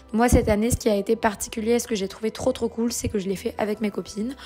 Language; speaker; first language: French; native; French